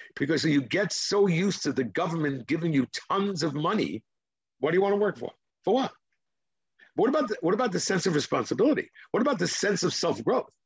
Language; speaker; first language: English; non-native, fluent; Hebrew